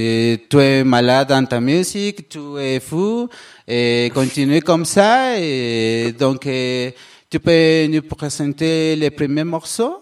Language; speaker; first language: French; non-native, learner; Spanish